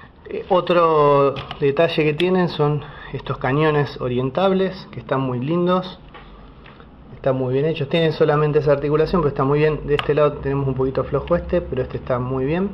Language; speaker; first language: Spanish; native; Spanish